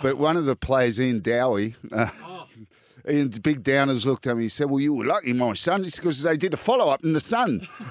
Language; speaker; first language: English; native; English